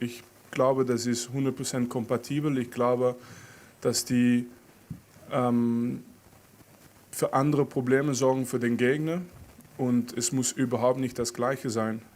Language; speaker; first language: German; non-native, fluent; French